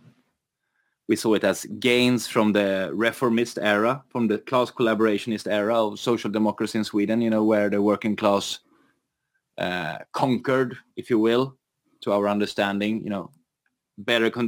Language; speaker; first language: English; non-native, fluent; Swedish